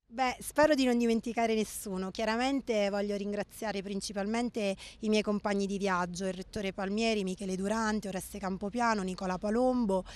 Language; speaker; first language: Italian; native; Italian